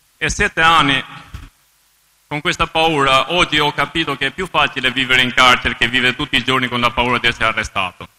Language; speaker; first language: Italian; non-native, fluent; Albanian